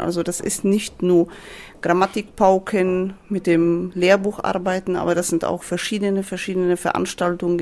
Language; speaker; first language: German; non-native, fluent; Polish